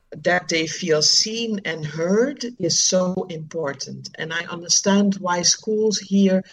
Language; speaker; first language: English; non-native, fluent; Dutch